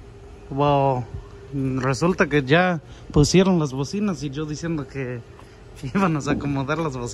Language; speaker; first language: Spanish; early bilingual, heritage; Spanish